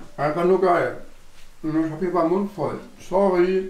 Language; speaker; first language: German; native; German